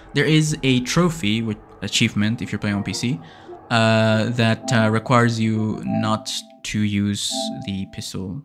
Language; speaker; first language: English; non-native, fluent; Spanish